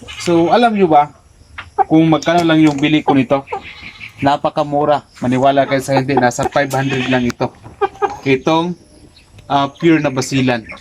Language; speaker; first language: Filipino; non-native, local second language; Cebuano